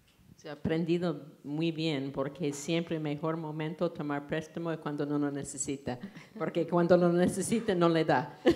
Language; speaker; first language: Spanish; non-native, fluent; English